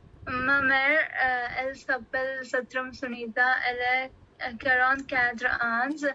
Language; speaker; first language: French; non-native, learner; Odia